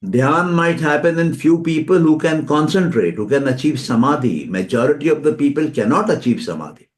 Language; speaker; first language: English; non-native, local second language; Hindi